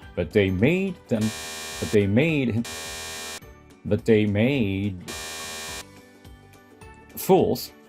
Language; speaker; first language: English; non-native, fluent; Korean